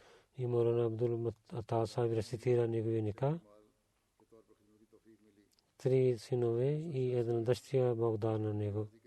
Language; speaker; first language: Bulgarian; non-native, learner; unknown